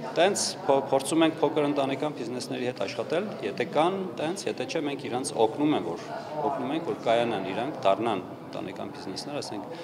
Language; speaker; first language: Armenian; native; Armenian